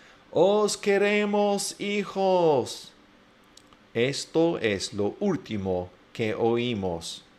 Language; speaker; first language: Spanish; non-native, fluent; English